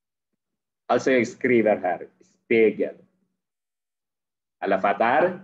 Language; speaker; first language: Swedish; non-native, fluent; Arabic